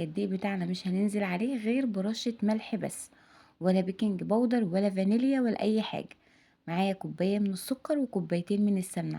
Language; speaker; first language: Arabic; native; Arabic